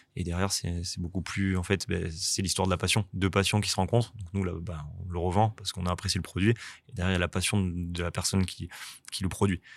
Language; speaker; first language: French; native; French